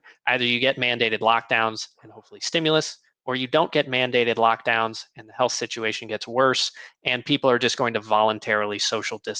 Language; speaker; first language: English; native; English